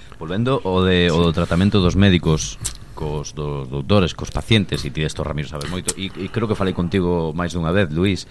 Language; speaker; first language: Galician; native; Galician